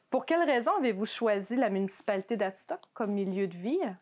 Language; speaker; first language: French; native; French